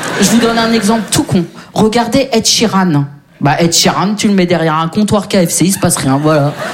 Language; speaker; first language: French; native; French